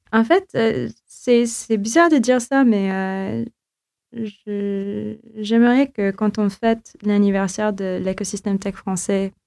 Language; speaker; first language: French; non-native, fluent; Filipino